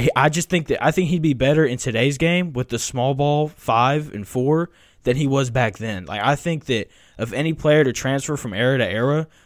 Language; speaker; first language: English; native; English